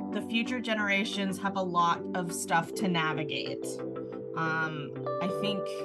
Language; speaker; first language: English; native; English